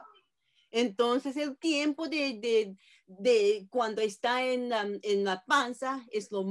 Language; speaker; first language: Spanish; non-native, fluent; Japanese